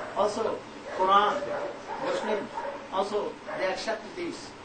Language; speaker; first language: English; non-native, local second language; Hindi